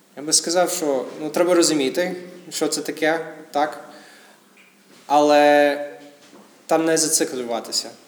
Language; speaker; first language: Ukrainian; non-native, fluent; English